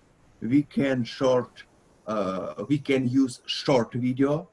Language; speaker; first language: English; non-native, learner; Russian